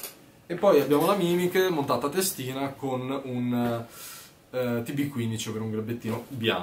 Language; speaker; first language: Italian; native; Italian